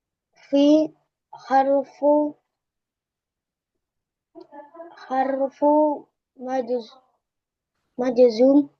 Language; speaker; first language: Arabic; non-native, learner; Indonesian